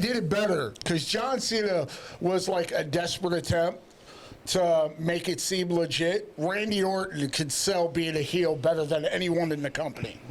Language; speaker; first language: English; native; English